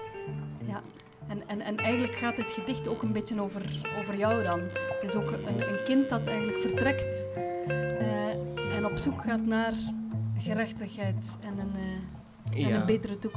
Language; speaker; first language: Dutch; native; Dutch